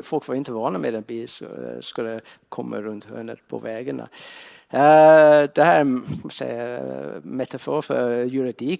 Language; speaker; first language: Swedish; non-native, fluent; English